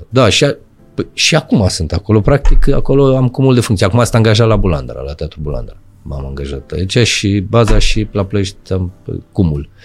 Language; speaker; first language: Romanian; native; Romanian